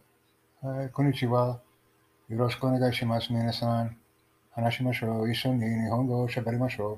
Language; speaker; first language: Japanese; non-native, learner; English